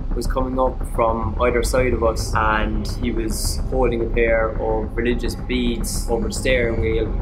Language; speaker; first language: English; native; English